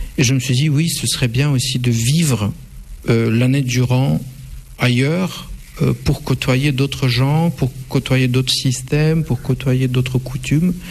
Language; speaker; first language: French; non-native, fluent; Russian